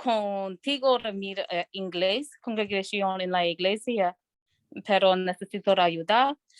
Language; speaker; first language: Spanish; non-native, learner; English